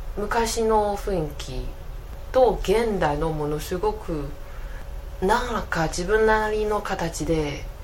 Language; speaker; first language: Japanese; non-native, fluent; Chinese